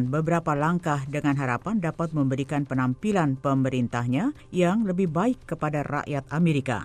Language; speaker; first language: Indonesian; native; Indonesian